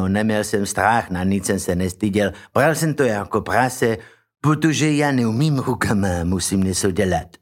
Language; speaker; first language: Czech; non-native, learner; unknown